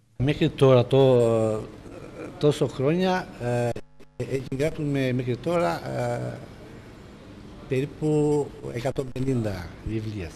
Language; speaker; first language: Greek; non-native, learner; Albanian